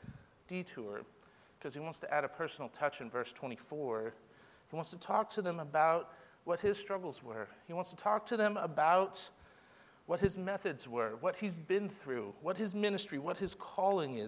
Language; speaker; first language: English; native; English